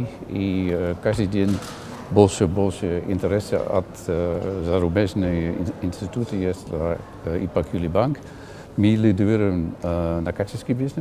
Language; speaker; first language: Russian; non-native, learner; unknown